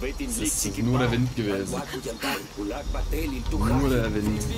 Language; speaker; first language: German; native; German